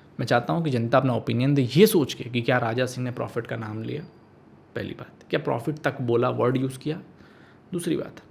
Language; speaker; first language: Hindi; native; Hindi